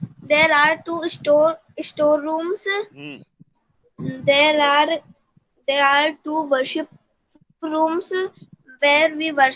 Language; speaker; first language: English; non-native, learner; Hindi